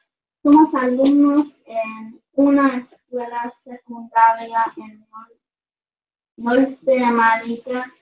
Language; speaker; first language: Spanish; non-native, learner; English